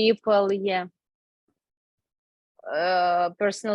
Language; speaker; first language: English; non-native, learner; Ukrainian